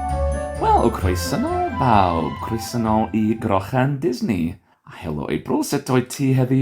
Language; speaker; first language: Welsh; non-native, learner; English